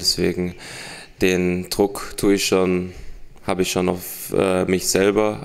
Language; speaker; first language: German; early bilingual, heritage; German